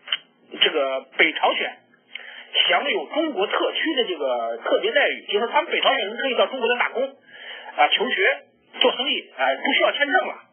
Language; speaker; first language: Chinese; native; Chinese